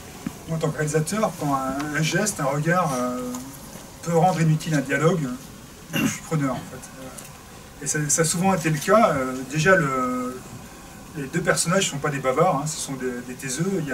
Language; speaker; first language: French; native; French